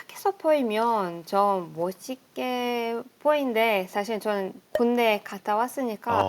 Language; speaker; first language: Korean; non-native, fluent; Hebrew